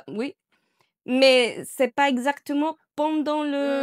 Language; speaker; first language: French; non-native, learner; Spanish